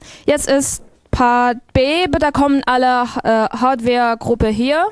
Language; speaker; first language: German; non-native, learner; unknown